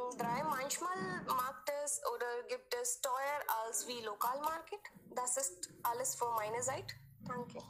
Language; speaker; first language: German; non-native, learner; Hindi